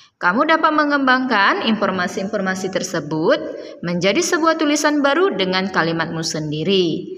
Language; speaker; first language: Indonesian; native; Indonesian